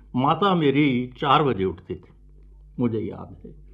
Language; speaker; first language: Hindi; native; Hindi